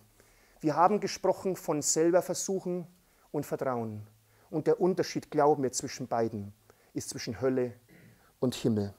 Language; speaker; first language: German; native; German